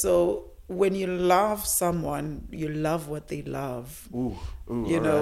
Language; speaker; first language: English; non-native, local second language; Zulu